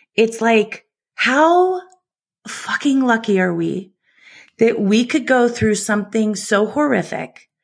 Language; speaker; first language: English; native; English